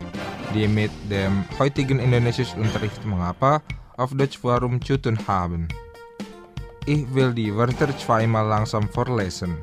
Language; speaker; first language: German; non-native, fluent; Indonesian